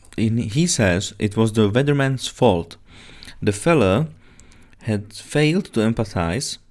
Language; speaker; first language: English; non-native, fluent; Czech